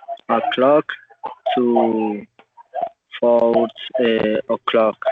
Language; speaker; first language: English; non-native, learner; Spanish